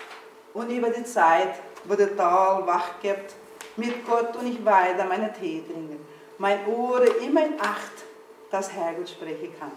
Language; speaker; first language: German; early bilingual, heritage; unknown